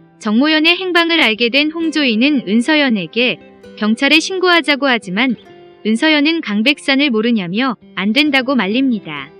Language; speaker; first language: Korean; native; Korean